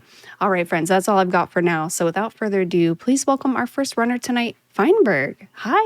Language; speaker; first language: English; native; English